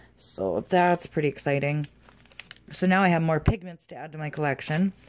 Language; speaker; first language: English; native; English